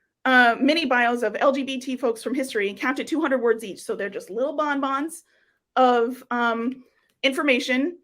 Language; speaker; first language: English; native; English